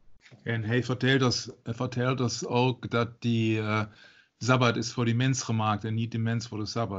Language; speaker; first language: Dutch; non-native, learner; German